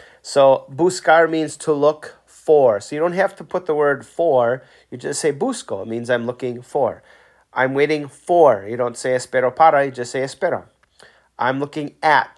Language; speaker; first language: English; native; English